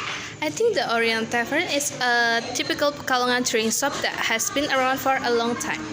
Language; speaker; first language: English; non-native, learner; Indonesian